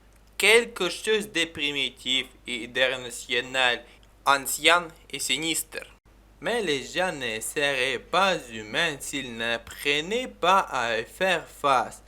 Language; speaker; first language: French; non-native, learner; Ukrainian